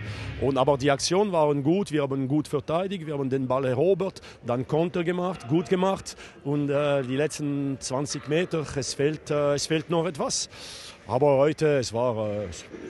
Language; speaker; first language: German; non-native, learner; French